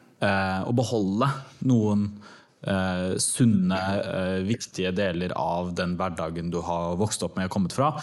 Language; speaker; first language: Norwegian; early bilingual, other home language; Turkish